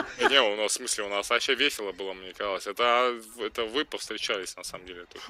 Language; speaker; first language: Russian; native; Russian